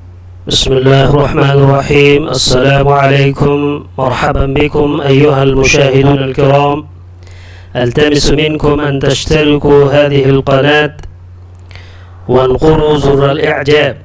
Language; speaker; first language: Arabic; non-native, fluent; Urdu